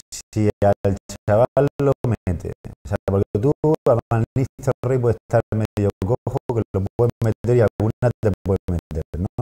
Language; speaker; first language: Spanish; native; Spanish